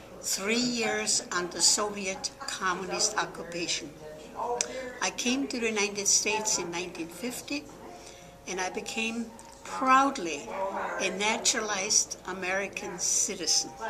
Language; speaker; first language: English; non-native, fluent; German